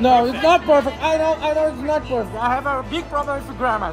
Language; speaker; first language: English; non-native, learner; Portuguese